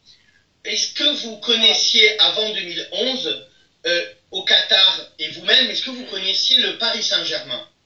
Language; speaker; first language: French; native; French